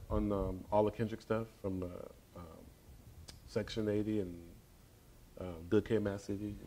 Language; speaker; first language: English; native; English